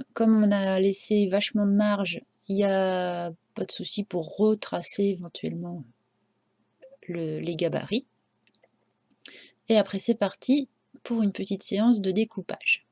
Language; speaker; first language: French; native; French